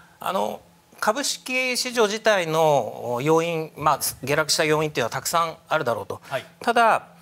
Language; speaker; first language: Japanese; native; Japanese